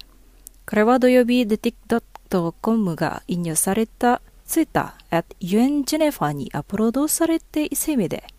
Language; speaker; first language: Japanese; non-native, fluent; Indonesian